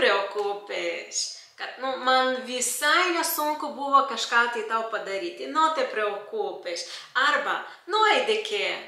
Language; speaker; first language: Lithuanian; non-native, local second language; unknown